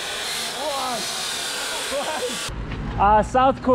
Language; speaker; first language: English; non-native, learner; Korean